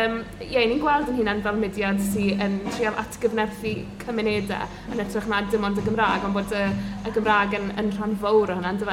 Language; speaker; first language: Welsh; native; Welsh